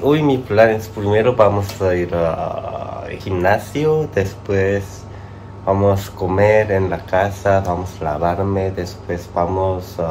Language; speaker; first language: Spanish; non-native, learner; Korean